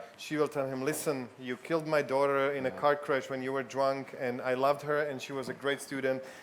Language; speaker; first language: English; non-native, fluent; Slovak